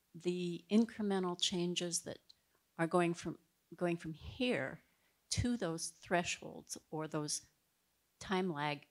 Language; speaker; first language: English; native; English